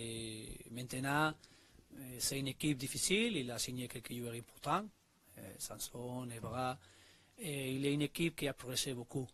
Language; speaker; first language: French; non-native, learner; Spanish